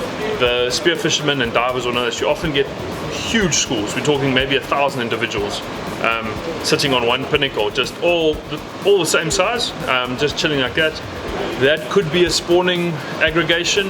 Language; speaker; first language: English; native; English